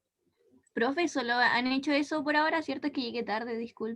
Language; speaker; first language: Spanish; native; Spanish